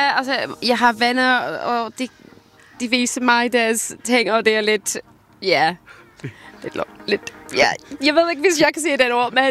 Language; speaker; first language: Danish; non-native, learner; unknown